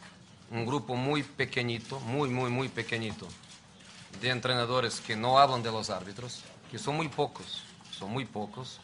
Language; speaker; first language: Spanish; non-native, fluent; Portuguese